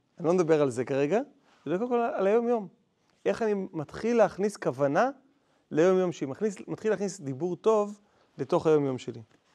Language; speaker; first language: Hebrew; native; Hebrew